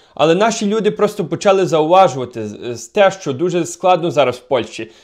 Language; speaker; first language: Ukrainian; non-native, fluent; English